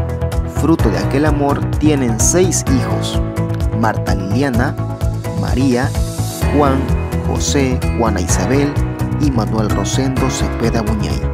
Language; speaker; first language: Spanish; native; Spanish